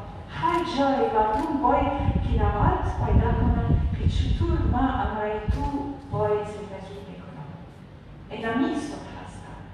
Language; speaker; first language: Persian; non-native, learner; Arabic